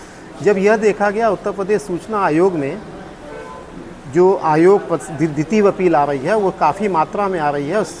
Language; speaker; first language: Hindi; native; Hindi